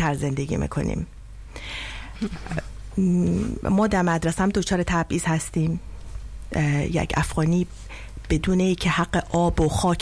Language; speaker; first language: French; non-native, learner; Persian